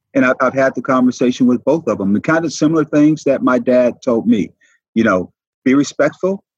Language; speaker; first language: English; native; English